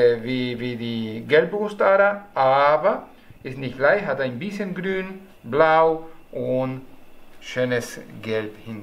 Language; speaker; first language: German; non-native, learner; Spanish